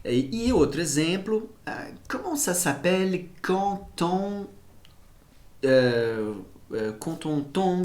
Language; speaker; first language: French; non-native, fluent; Portuguese